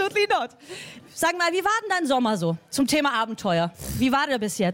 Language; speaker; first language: German; native; German